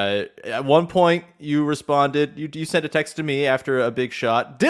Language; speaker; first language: English; native; English